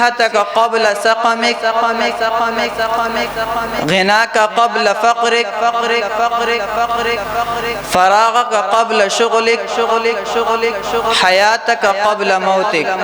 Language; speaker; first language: Arabic; non-native, learner; Urdu